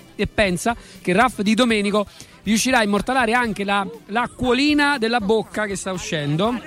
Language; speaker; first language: Italian; native; Italian